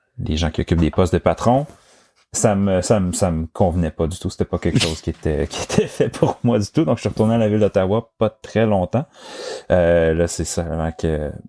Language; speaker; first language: French; native; French